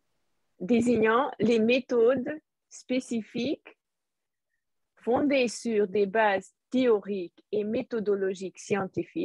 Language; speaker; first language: French; non-native, fluent; Hungarian